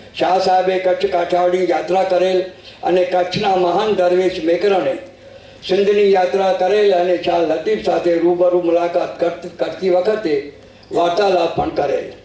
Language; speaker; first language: Gujarati; non-native, local second language; Sindhi